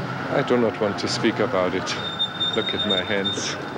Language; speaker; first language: English; non-native, fluent; German